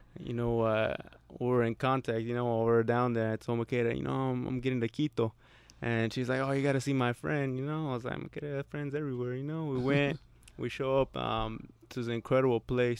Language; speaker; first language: English; early bilingual, other home language; Spanish